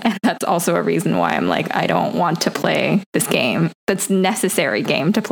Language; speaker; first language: English; native; English